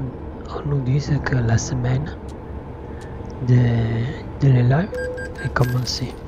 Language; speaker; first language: French; non-native, learner; Italian